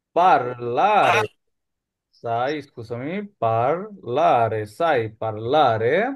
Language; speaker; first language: Italian; non-native, learner; Bangla